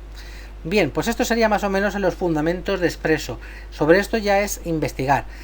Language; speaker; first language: Spanish; native; Spanish